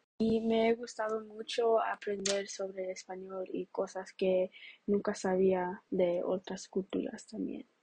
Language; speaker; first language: Spanish; early bilingual, heritage; Spanish